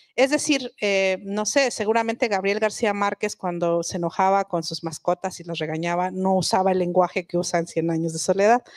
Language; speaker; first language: Spanish; non-native, local second language; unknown